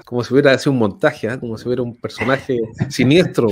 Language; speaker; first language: Spanish; native; Spanish